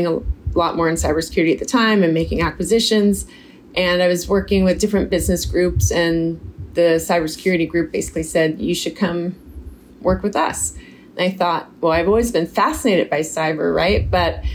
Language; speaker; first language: English; native; English